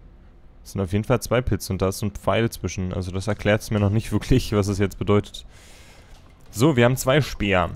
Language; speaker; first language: German; native; German